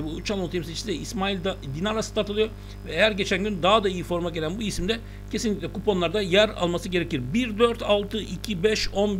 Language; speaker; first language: Turkish; native; Turkish